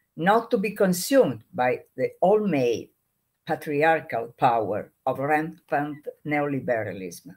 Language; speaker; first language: English; non-native, learner; Italian